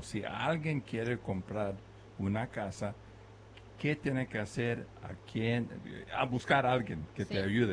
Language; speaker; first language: Spanish; early bilingual, other home language; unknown